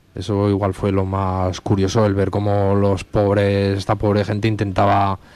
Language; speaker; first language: Spanish; native; Spanish